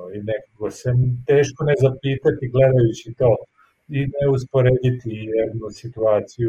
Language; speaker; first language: Serbian; native; Serbian